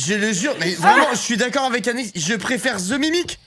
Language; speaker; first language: French; native; French